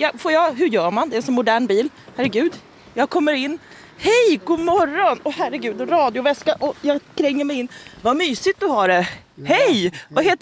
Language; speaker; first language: Swedish; native; Swedish